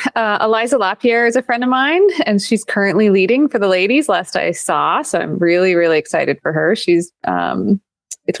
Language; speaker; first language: English; native; English